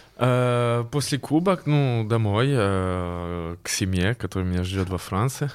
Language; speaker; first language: Russian; non-native, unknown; French